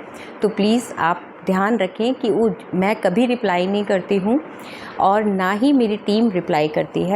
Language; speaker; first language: Hindi; native; Hindi